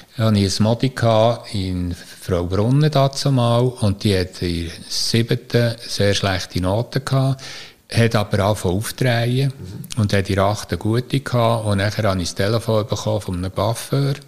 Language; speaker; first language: German; native; German